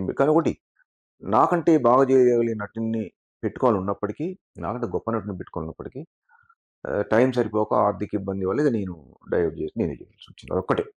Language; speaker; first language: Telugu; non-native, local second language; Lambadi